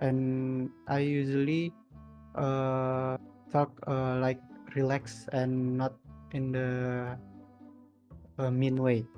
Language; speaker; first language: English; non-native, learner; Indonesian